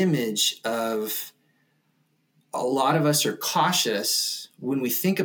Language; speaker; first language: English; native; English